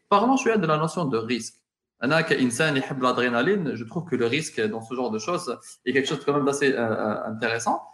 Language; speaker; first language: French; non-native, local second language; Arabic